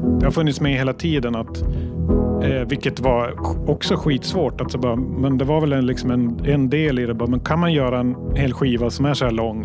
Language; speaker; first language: Swedish; native; Swedish